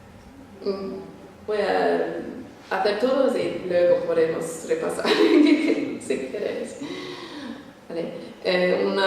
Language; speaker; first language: Spanish; non-native, fluent; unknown